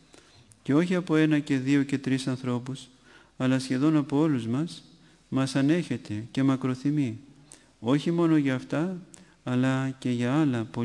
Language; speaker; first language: Greek; native; Greek